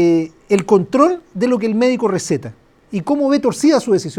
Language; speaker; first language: Spanish; native; Spanish